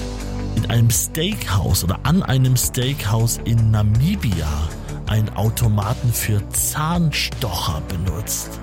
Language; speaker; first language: German; native; German